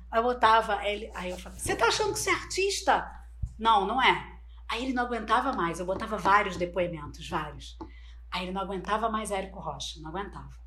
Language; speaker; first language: Portuguese; non-native, local second language; Spanish